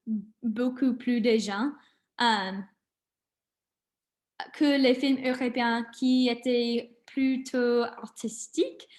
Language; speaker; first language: French; non-native, learner; English